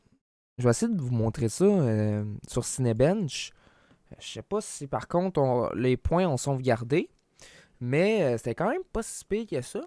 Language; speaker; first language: French; native; French